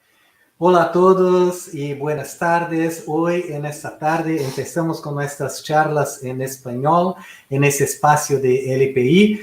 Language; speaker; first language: Spanish; non-native, fluent; Portuguese